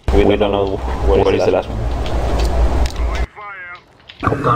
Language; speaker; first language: English; non-native, learner; Spanish